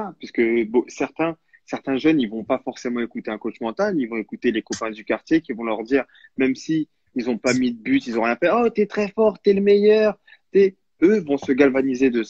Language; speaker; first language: French; native; French